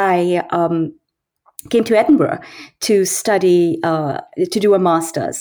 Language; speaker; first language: English; native; English